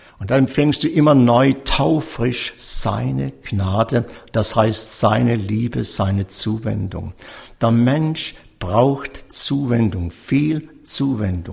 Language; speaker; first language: German; native; German